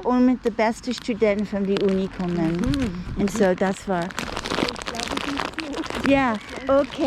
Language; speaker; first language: German; non-native, learner; English